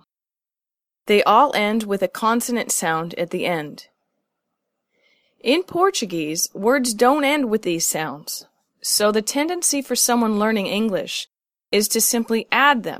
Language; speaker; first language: English; native; English